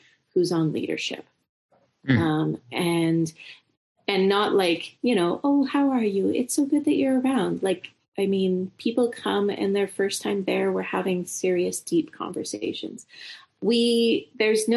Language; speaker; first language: English; native; English